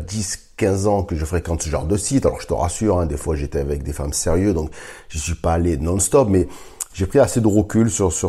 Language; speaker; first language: French; native; French